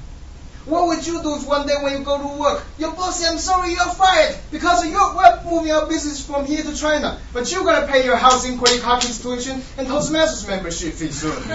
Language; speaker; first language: English; non-native, fluent; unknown